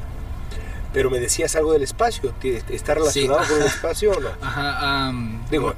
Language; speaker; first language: Spanish; native; Spanish